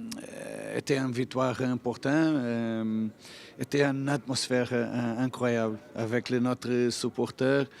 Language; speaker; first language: French; non-native, fluent; Portuguese